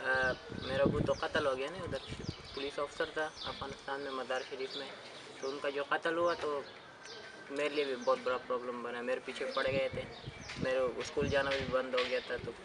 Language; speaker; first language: Hindi; non-native, fluent; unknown